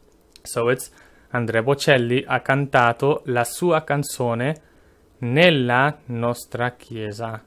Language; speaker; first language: Italian; non-native, fluent; English